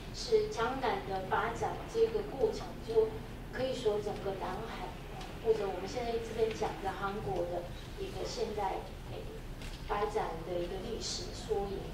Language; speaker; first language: Chinese; non-native, fluent; Korean